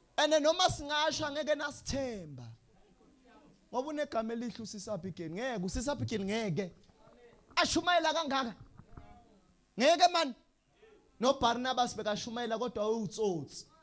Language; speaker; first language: Zulu; non-native, local second language; Swati